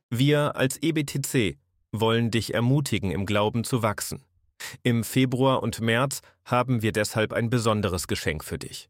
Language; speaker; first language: German; native; German